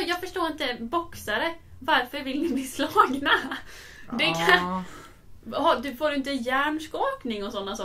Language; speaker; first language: Swedish; native; Swedish